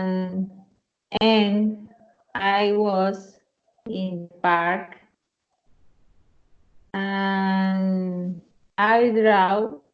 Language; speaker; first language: English; non-native, learner; Spanish